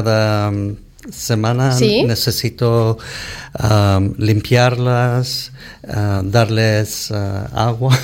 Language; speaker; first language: Spanish; early bilingual, heritage; Spanish